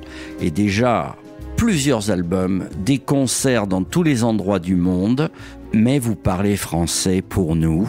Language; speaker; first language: French; native; French